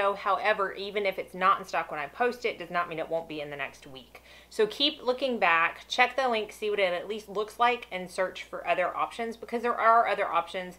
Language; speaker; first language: English; native; English